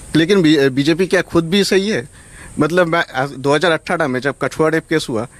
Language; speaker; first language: Hindi; non-native, local second language; Bangla